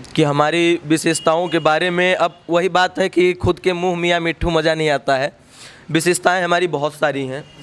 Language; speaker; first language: Hindi; native; Hindi